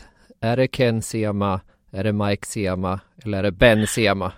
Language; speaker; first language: Swedish; native; Swedish